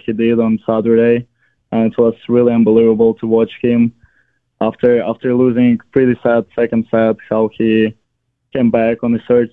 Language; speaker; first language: English; non-native, fluent; Ukrainian